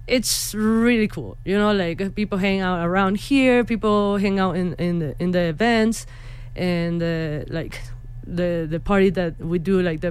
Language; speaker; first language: English; non-native, fluent; Spanish